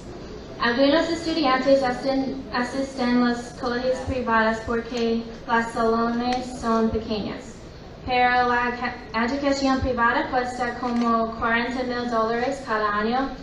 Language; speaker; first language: Spanish; non-native, learner; English